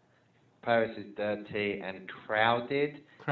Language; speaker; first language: English; non-native, fluent; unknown